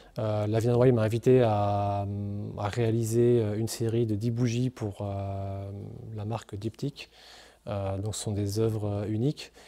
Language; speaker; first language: French; native; French